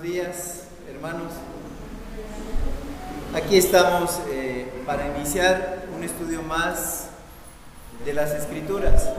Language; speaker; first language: Spanish; native; Spanish